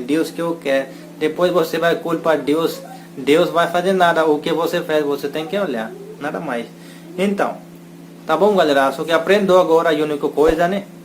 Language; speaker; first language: Portuguese; non-native, learner; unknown